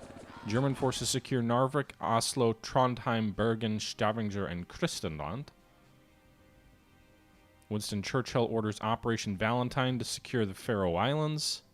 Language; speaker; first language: English; native; English